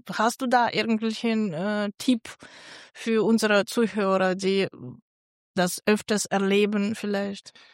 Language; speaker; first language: German; non-native, fluent; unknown